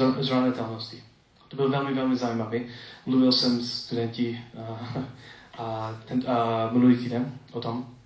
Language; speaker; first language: Czech; non-native, learner; English